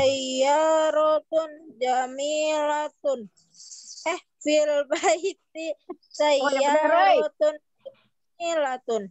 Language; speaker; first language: Arabic; non-native, learner; Indonesian